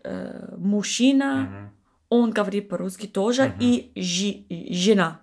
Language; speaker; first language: Russian; non-native, learner; English